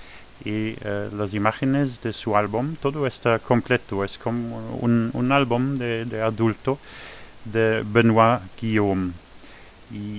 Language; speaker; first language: Spanish; non-native, fluent; French